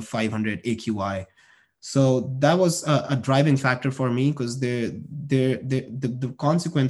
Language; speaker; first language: English; non-native, local second language; Hindi